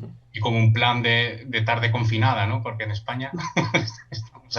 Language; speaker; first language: Spanish; native; Spanish